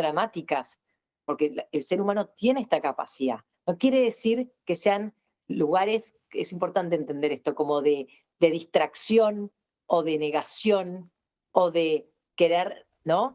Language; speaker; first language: Spanish; native; Spanish